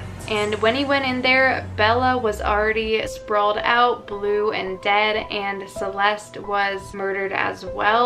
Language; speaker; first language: English; native; English